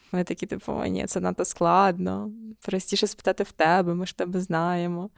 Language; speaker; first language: Ukrainian; native; Ukrainian